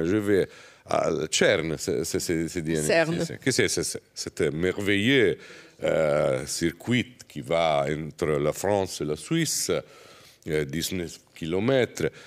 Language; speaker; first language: French; non-native, fluent; Italian